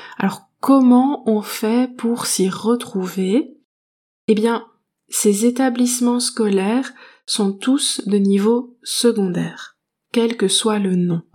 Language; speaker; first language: French; native; French